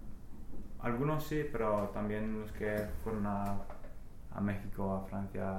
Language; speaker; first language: Spanish; non-native, fluent; English